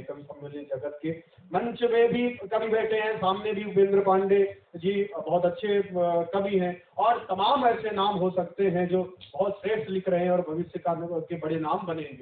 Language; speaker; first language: Hindi; native; Hindi